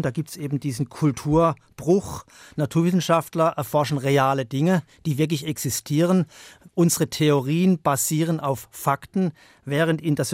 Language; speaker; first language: German; native; German